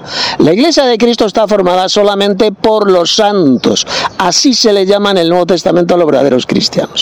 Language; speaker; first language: Spanish; native; Spanish